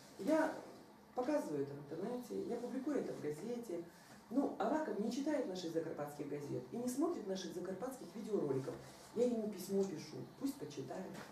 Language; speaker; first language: Russian; non-native, local second language; Ukrainian